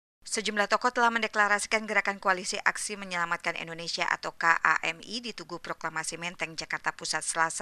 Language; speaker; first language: Indonesian; native; Indonesian